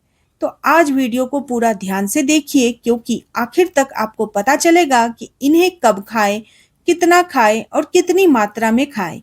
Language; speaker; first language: Hindi; native; Hindi